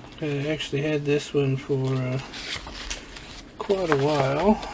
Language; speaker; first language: English; native; English